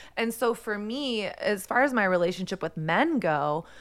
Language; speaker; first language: English; native; English